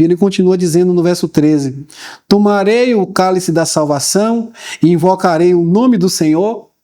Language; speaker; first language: Portuguese; native; Portuguese